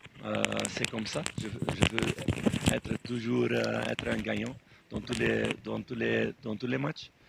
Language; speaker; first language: French; non-native, fluent; Dutch